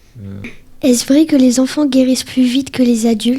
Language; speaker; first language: French; native; French